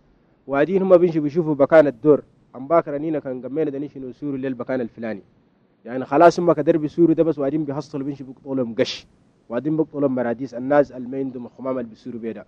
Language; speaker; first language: Arabic; native; Arabic